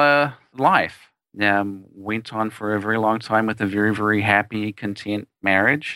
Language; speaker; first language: English; native; English